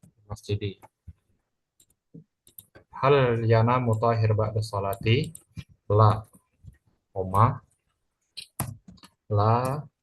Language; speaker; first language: Arabic; non-native, fluent; Indonesian